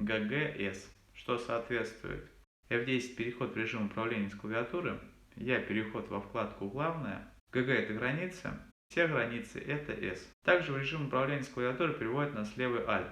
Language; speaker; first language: Russian; native; Russian